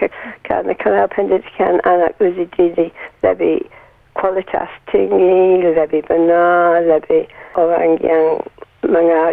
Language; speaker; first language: Indonesian; non-native, learner; English